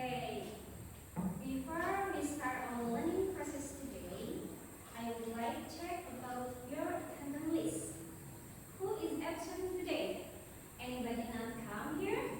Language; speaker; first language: English; non-native, fluent; Indonesian